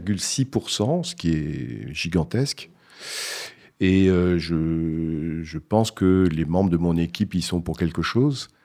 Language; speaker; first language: French; native; French